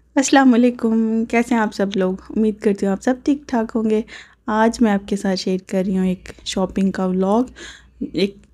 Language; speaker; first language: Urdu; native; Urdu